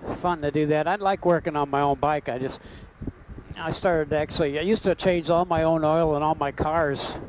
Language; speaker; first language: English; native; English